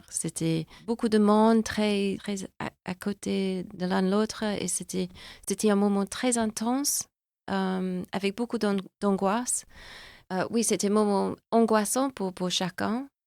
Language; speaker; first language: French; non-native, fluent; English